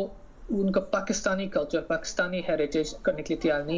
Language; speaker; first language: Hindi; early bilingual, heritage; English